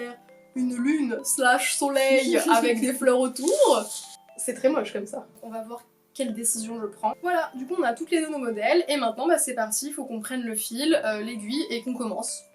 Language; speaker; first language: French; native; French